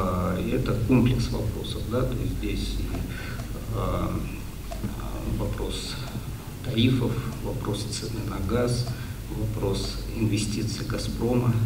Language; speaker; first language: Russian; native; Russian